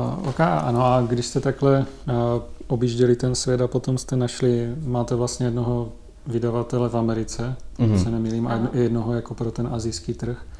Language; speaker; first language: Czech; native; Czech